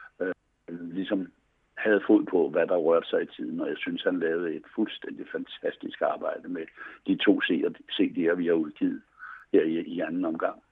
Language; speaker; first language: Danish; native; Danish